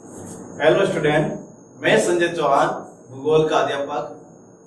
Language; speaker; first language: Hindi; native; Hindi